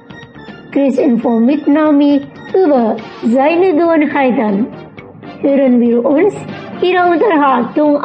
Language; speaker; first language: German; non-native, fluent; Indonesian